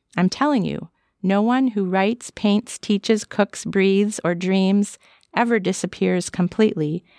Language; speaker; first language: English; native; English